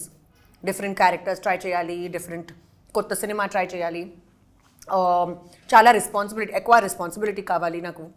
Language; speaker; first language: Telugu; non-native, local second language; Hindi